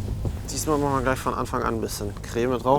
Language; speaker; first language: German; native; German